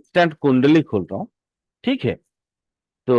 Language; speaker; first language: Hindi; native; Hindi